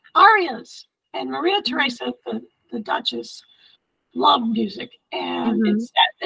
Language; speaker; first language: English; early bilingual, other home language; Italian